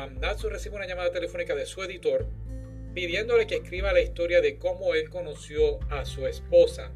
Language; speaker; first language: Spanish; native; Spanish